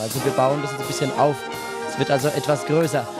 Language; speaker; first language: German; native; German